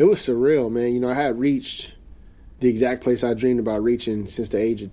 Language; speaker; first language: English; native; English